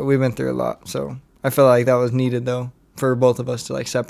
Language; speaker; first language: English; native; English